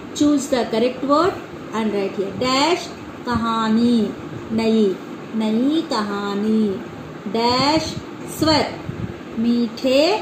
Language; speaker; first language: Hindi; non-native, local second language; Telugu